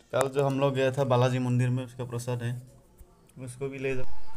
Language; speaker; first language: Hindi; non-native, local second language; Assamese